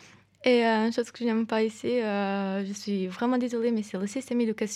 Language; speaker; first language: French; non-native, fluent; Portuguese